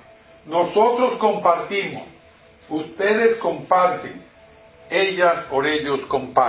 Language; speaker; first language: Spanish; non-native, fluent; English